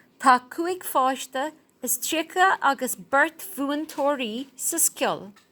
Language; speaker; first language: Irish; non-native, local second language; English